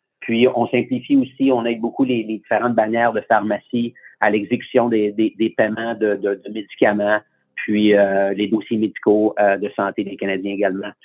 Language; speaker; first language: French; native; French